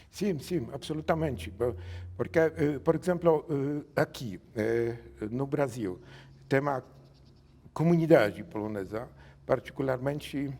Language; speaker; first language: Portuguese; non-native, learner; Polish